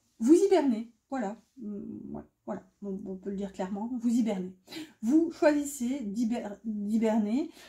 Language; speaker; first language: French; native; French